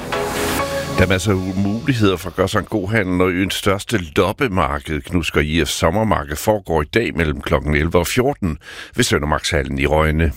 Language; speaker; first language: Danish; native; Danish